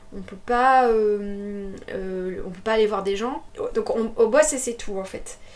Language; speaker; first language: French; native; French